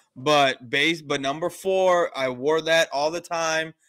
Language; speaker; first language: English; native; English